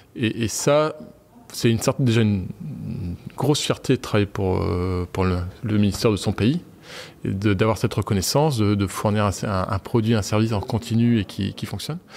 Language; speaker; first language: French; native; French